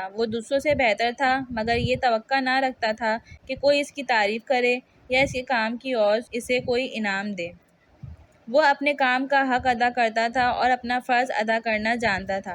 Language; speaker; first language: Urdu; native; Urdu